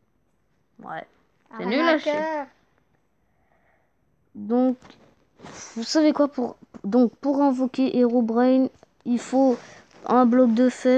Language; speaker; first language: French; native; French